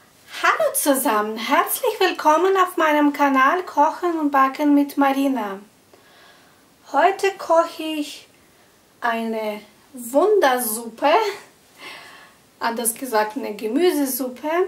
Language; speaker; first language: German; non-native, fluent; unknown